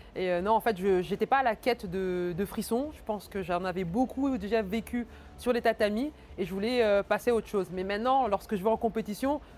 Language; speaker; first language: French; native; French